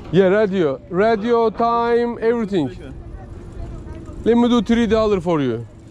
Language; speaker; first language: English; non-native, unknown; Turkish